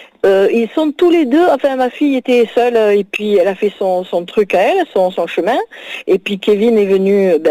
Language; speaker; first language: French; native; French